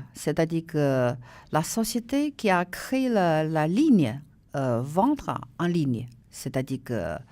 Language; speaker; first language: French; non-native, learner; Chinese